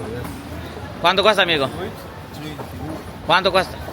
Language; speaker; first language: Spanish; non-native, learner; Pashto